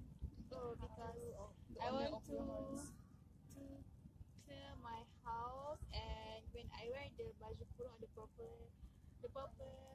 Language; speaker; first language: English; non-native, learner; Malay